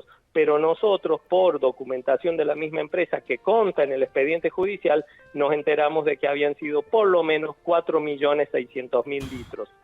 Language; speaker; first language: Spanish; native; Spanish